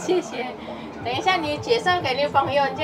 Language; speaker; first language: Chinese; non-native, learner; Indonesian